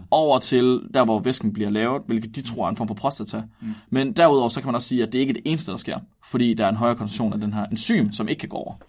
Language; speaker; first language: Danish; native; Danish